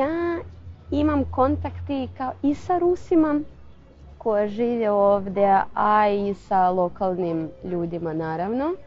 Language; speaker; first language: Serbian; non-native, fluent; Russian